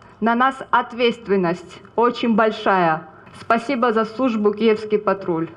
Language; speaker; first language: Russian; non-native, fluent; Georgian